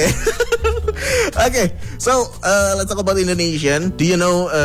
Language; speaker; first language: English; non-native, learner; Indonesian